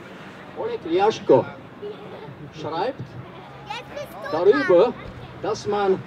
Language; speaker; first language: German; non-native, fluent; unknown